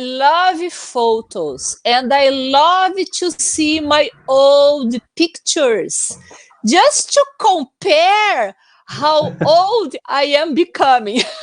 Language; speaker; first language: English; non-native, fluent; Portuguese